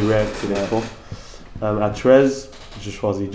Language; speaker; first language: French; non-native, learner; English